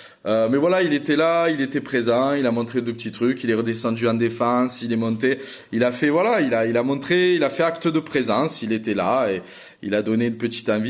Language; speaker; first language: French; native; French